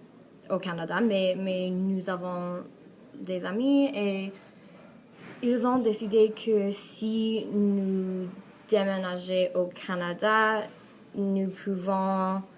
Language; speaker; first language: French; non-native, learner; Persian